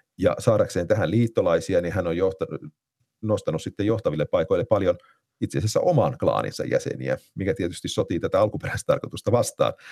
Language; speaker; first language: Finnish; native; Finnish